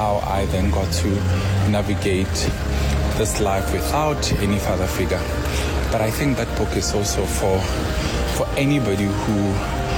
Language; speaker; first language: English; non-native, local second language; Tswana